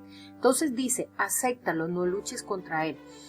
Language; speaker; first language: Spanish; native; Spanish